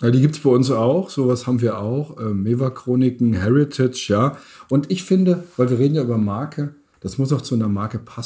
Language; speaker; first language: German; native; German